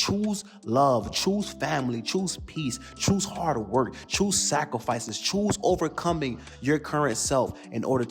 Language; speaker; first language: English; native; English